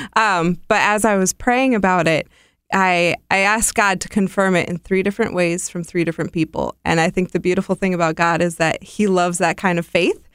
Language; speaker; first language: English; native; English